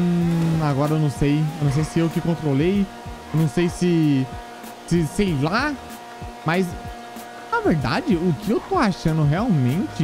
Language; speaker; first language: Portuguese; native; Portuguese